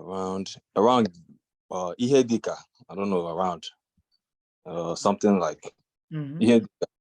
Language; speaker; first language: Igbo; non-native, learner; English